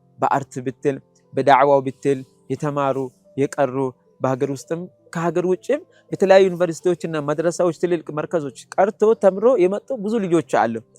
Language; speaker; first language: Amharic; non-native, local second language; Sidamo